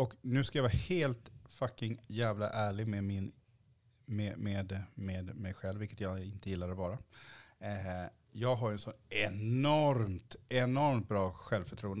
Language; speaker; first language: Swedish; early bilingual, other home language; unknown